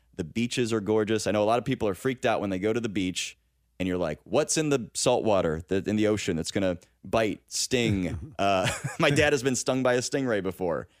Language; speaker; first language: English; native; English